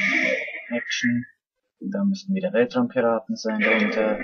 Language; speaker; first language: German; native; German